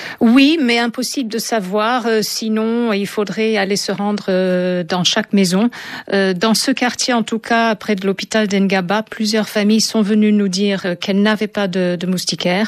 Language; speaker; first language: French; native; French